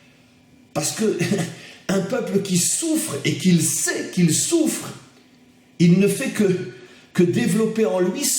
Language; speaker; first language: French; native; French